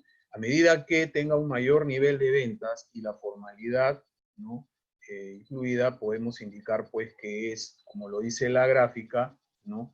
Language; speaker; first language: Spanish; native; Spanish